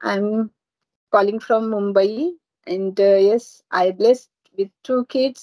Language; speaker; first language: English; non-native, learner; Marathi